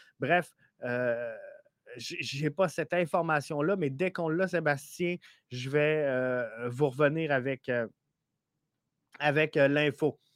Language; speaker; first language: French; native; French